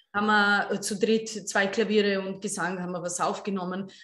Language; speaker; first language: German; non-native, fluent; Serbian